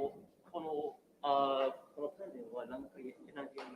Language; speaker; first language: Japanese; non-native, learner; English